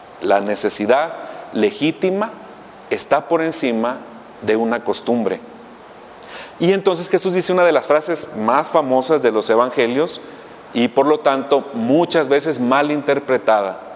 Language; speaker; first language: Spanish; native; Spanish